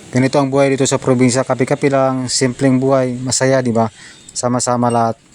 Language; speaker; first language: Filipino; native; Filipino